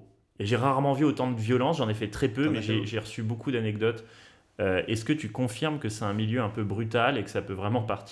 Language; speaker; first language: French; native; French